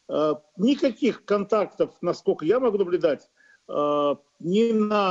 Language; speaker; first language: Russian; native; Russian